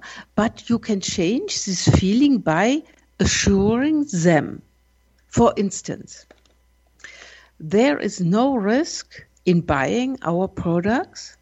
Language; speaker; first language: English; non-native, learner; German